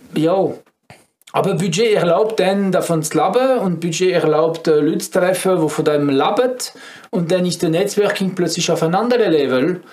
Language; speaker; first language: German; non-native, fluent; French